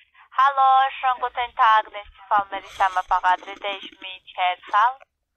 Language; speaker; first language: German; non-native, learner; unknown